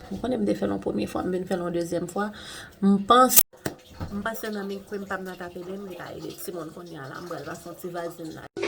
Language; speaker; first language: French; non-native, local second language; Haitian Creole